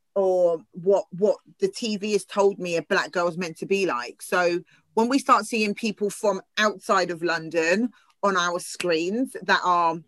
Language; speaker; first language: English; native; English